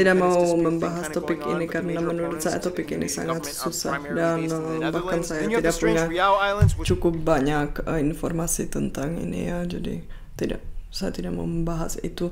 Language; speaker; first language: Indonesian; non-native, fluent; Czech